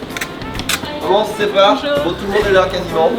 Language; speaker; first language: French; native; French